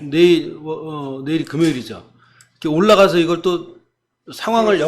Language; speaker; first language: Korean; native; Korean